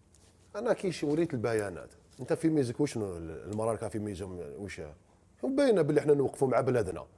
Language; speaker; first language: Arabic; native; Arabic